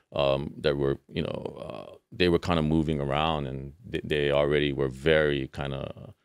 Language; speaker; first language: English; native; English